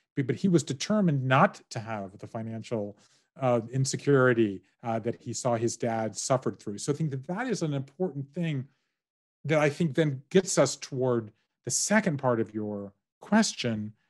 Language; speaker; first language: English; native; English